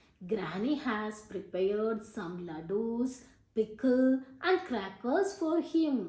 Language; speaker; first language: English; non-native, local second language; Malayalam